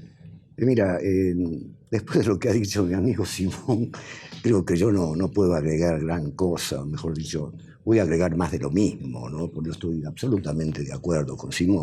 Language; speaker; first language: Spanish; native; Spanish